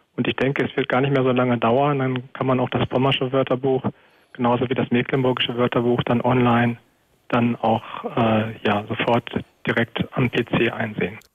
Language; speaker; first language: German; native; German